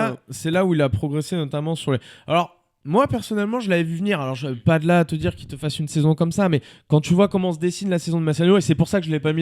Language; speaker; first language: French; native; French